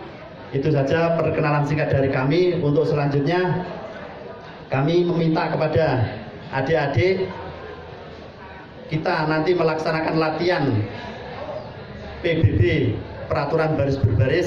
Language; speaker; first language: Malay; non-native, local second language; Javanese